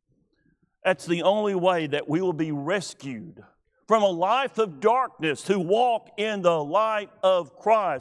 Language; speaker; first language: English; native; English